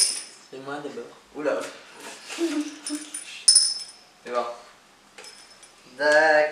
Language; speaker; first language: French; native; French